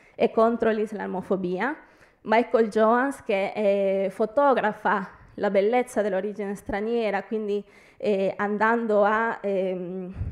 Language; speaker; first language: Italian; early bilingual, other home language; Spanish